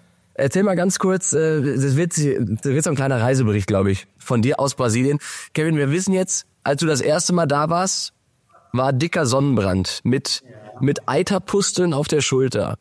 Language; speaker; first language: German; native; German